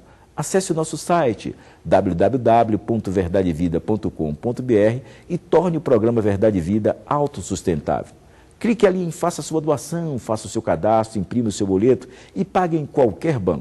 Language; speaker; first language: Portuguese; native; Portuguese